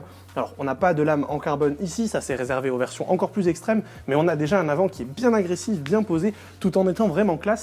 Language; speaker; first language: French; native; French